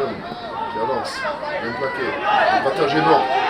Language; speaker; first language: French; native; French